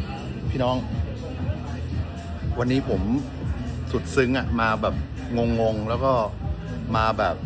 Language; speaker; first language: Thai; native; Thai